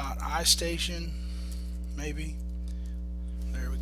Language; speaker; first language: English; native; English